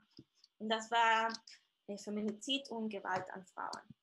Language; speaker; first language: German; non-native, fluent; Spanish